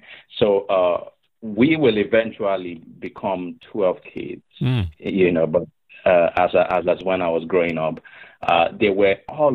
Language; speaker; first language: English; non-native, local second language; Igbo